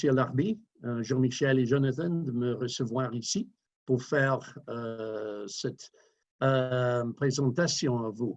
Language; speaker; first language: French; non-native, fluent; English